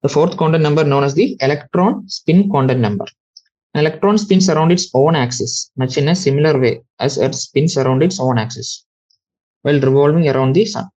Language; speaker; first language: English; non-native, local second language; Malayalam